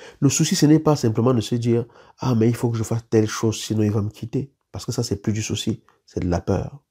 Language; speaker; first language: French; native; French